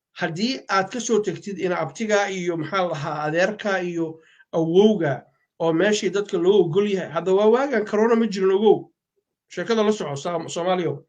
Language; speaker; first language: Somali; native; Somali